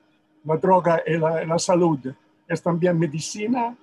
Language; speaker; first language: Spanish; non-native, fluent; Italian